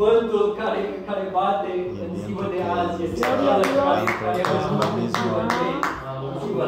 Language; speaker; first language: Romanian; non-native, learner; English